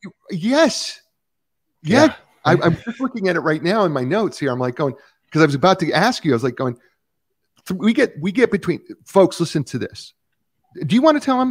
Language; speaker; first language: English; native; English